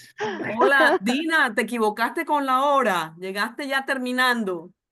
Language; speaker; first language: Spanish; native; Spanish